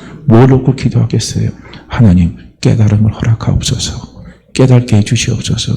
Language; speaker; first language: Korean; native; Korean